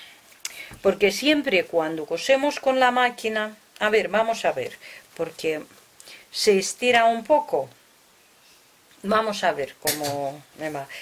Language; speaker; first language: Spanish; non-native, fluent; Russian